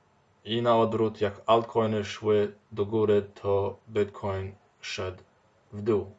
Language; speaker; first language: Polish; early bilingual, heritage; Polish